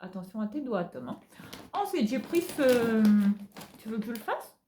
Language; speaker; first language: French; native; French